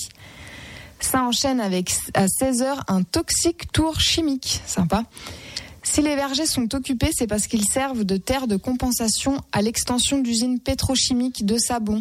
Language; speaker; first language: French; native; French